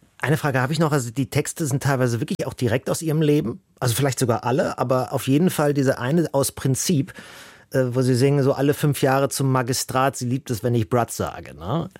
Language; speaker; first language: German; native; German